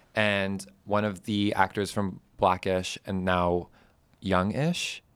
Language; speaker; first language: English; native; English